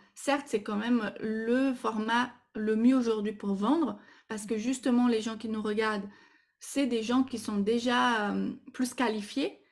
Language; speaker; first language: French; non-native, fluent; Portuguese